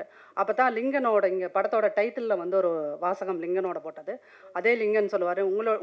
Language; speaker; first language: Tamil; native; Tamil